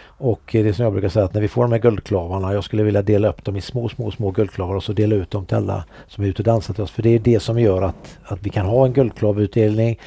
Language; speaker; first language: Swedish; native; Swedish